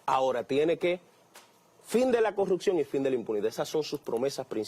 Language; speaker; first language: Spanish; native; Spanish